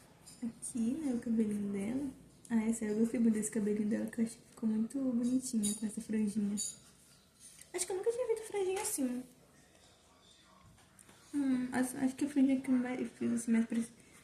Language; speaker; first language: Portuguese; native; Portuguese